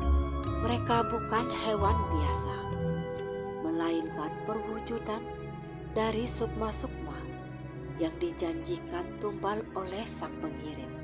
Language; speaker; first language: Indonesian; native; Indonesian